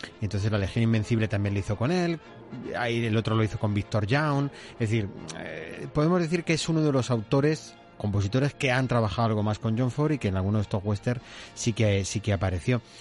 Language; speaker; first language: Spanish; native; Spanish